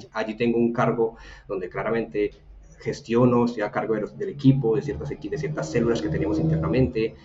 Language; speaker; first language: Spanish; native; Spanish